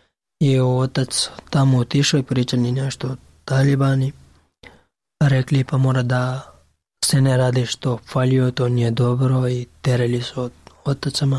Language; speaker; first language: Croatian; non-native, learner; Pashto